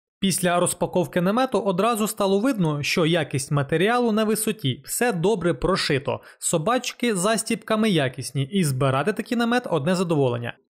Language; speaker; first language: Ukrainian; non-native, local second language; Russian